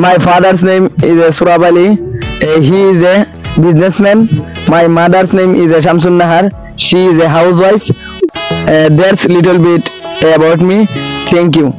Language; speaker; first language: English; non-native, learner; Bangla